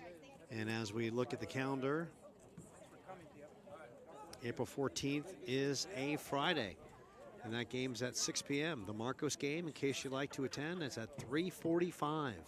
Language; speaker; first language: English; native; English